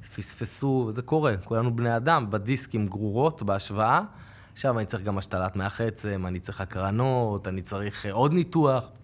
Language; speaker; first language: Hebrew; native; Hebrew